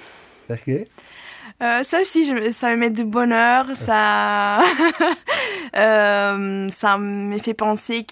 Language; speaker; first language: French; non-native, fluent; Italian